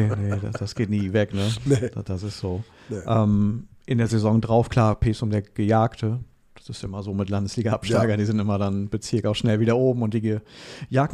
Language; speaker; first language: German; native; German